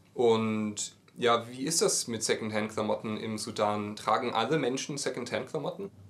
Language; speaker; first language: German; native; German